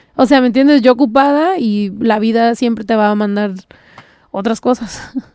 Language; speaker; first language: Spanish; early bilingual, heritage; Spanish